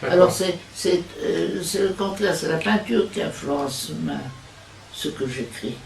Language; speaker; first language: French; non-native, fluent; Italian